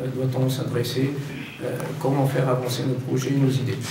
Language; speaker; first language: French; non-native, local second language; Arabic